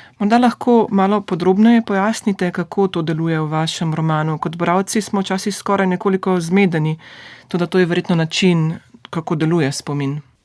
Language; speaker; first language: Slovenian; native; Slovenian